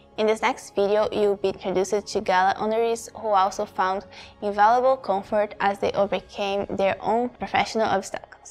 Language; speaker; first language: English; non-native, fluent; Portuguese